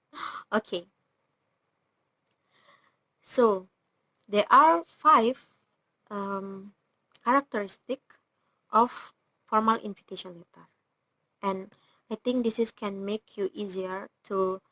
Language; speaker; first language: English; non-native, learner; Indonesian